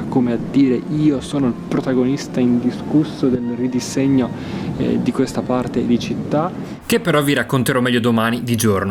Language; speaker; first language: Italian; native; Italian